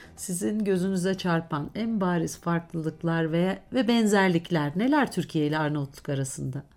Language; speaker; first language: Turkish; native; Turkish